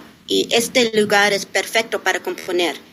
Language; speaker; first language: Spanish; non-native, learner; English